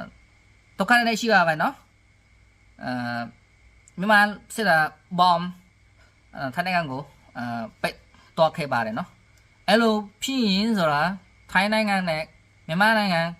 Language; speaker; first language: Burmese; non-native, learner; Khmer